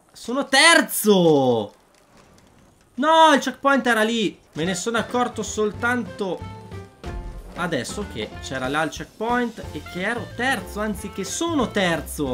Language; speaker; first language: Italian; native; Italian